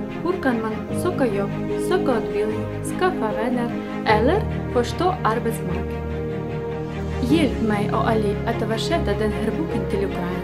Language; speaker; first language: Swedish; non-native, fluent; Ukrainian